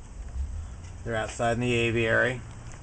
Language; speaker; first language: English; native; English